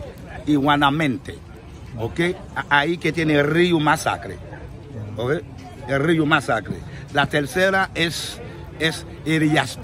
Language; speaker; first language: Spanish; non-native, fluent; Haitian Creole